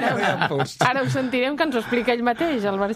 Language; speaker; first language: Catalan; native; Catalan